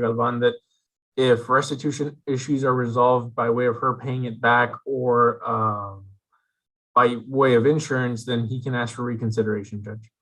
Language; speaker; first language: English; native; English